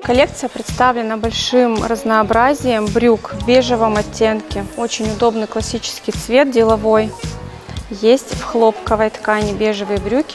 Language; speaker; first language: Russian; native; Russian